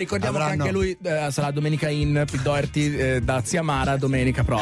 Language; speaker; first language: Italian; native; Italian